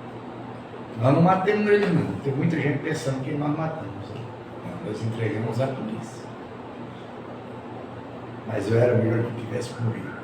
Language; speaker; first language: Portuguese; native; Portuguese